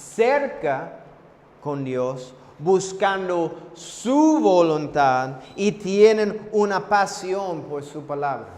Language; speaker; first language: Spanish; non-native, fluent; English